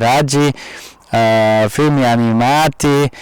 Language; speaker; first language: Italian; non-native, fluent; German